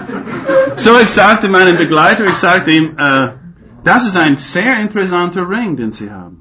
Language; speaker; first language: German; non-native, fluent; English